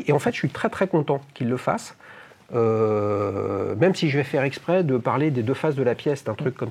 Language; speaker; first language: French; native; French